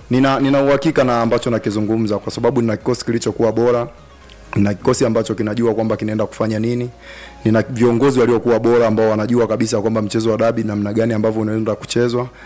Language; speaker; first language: Swahili; native; Swahili